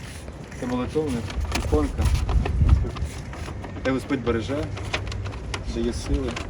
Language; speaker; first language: Ukrainian; native; Ukrainian